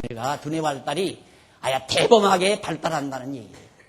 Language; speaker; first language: Korean; native; Korean